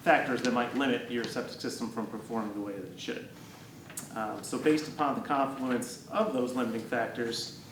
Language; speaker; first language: English; native; English